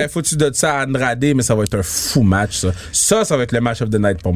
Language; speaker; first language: French; native; French